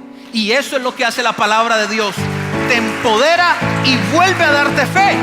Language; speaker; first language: Spanish; native; Spanish